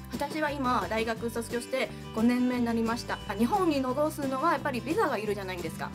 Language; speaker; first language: Japanese; non-native, fluent; Chinese